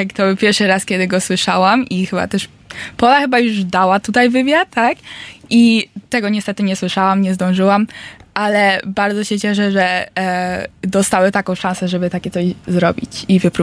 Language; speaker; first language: Polish; early bilingual, heritage; Polish